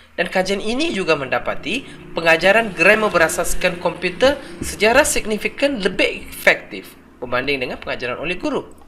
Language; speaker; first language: Malay; non-native, local second language; Tamil